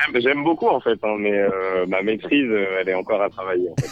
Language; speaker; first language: French; native; French